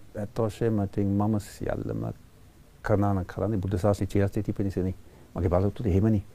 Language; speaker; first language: Sinhala; non-native, fluent; English